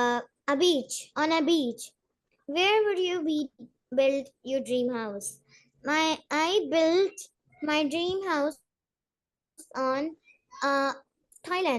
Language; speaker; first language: English; non-native, learner; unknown